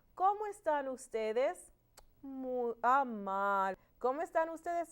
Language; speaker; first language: Spanish; non-native, learner; English